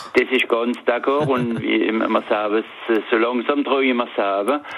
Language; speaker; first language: German; early bilingual, heritage; French